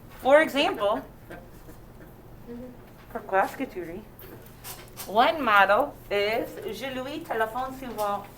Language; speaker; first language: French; non-native, fluent; English